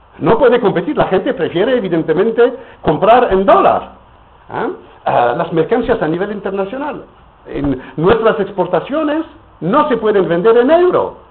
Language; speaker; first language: Spanish; non-native, fluent; French